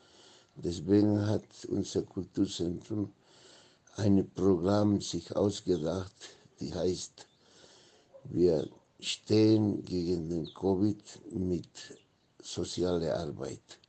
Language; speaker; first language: German; non-native, fluent; Spanish